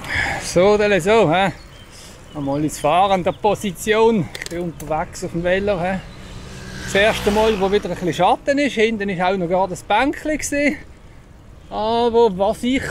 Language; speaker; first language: German; native; German